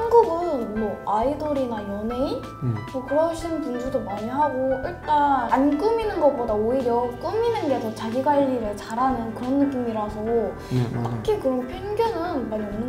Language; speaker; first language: Korean; native; Korean